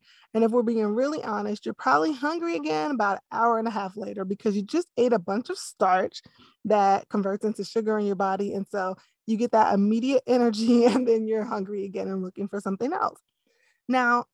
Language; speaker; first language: English; native; English